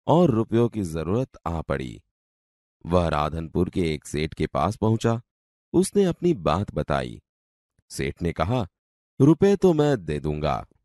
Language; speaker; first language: Hindi; non-native, local second language; Gujarati